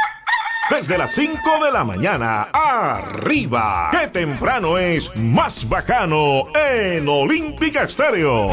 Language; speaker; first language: Spanish; native; Spanish